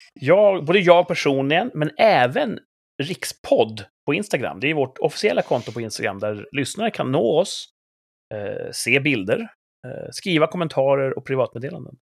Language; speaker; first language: Swedish; native; Swedish